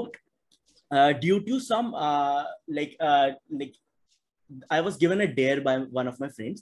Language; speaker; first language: English; non-native, local second language; Hindi